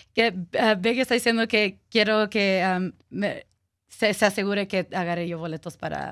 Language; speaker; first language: Spanish; early bilingual, heritage; Spanish